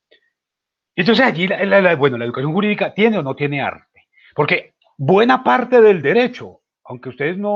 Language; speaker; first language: Spanish; native; Spanish